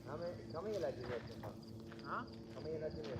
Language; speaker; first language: Hebrew; early bilingual, heritage; Hebrew